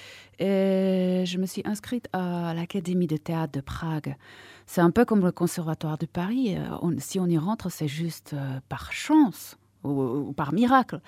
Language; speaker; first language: French; non-native, fluent; Czech